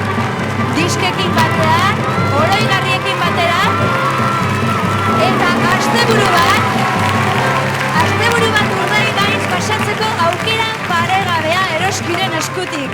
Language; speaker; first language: Basque; native; Basque